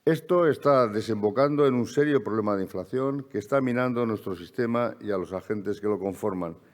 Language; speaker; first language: Spanish; native; Spanish